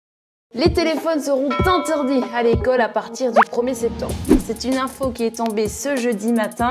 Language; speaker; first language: French; native; French